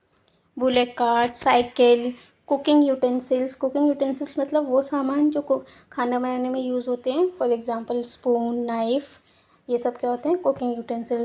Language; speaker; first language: Hindi; native; Hindi